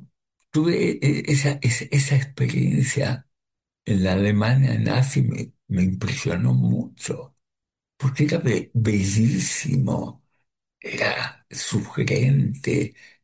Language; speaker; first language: Spanish; early bilingual, other home language; Yiddish